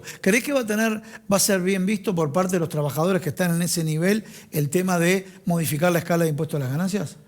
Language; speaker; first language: Spanish; native; Spanish